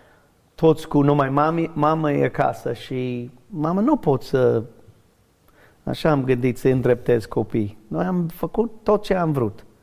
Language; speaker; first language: Romanian; non-native, learner; English